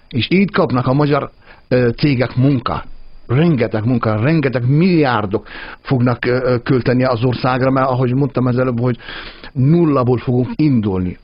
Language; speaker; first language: Hungarian; non-native, fluent; Arabic